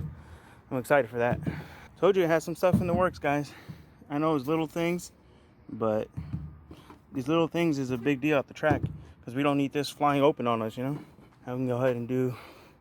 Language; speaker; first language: English; native; English